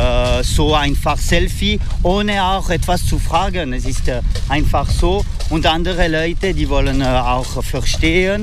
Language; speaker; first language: German; non-native, fluent; French